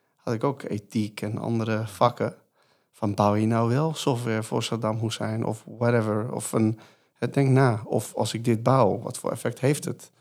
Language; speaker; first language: Dutch; non-native, fluent; Persian